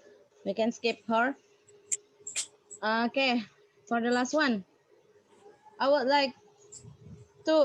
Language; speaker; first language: English; non-native, fluent; Indonesian